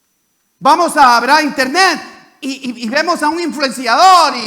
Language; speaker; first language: Spanish; native; Spanish